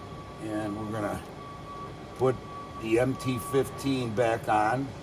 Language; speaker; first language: English; native; English